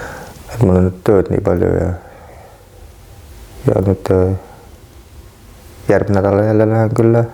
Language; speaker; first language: Estonian; native; Estonian